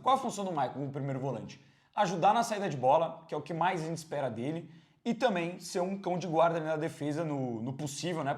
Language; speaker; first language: Portuguese; native; Portuguese